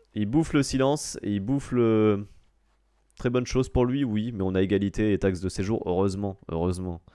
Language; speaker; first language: French; native; French